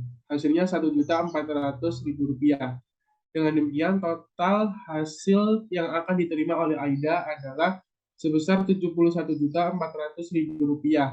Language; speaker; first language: Indonesian; native; Indonesian